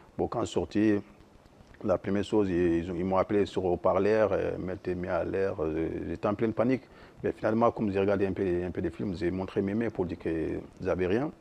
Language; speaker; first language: French; non-native, local second language; Soninke